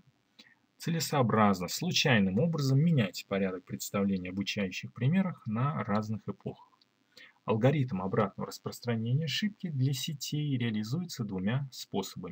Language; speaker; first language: Russian; native; Russian